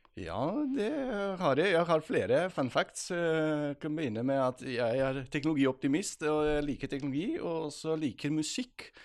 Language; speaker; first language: Norwegian; non-native, fluent; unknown